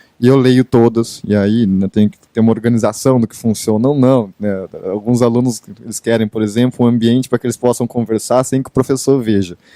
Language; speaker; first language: Portuguese; native; Portuguese